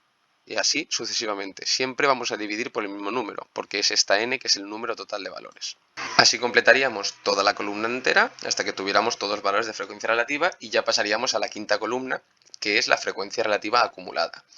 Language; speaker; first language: Spanish; native; Spanish